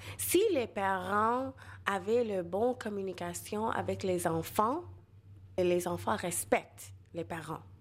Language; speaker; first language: French; non-native, local second language; Bangla